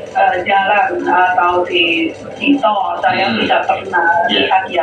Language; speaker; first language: Indonesian; non-native, fluent; Chinese